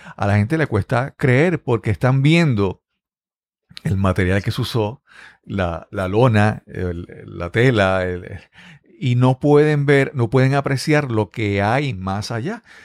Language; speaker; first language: Spanish; native; Spanish